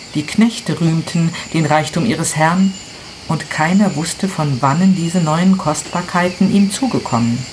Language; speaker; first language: German; non-native, fluent; Italian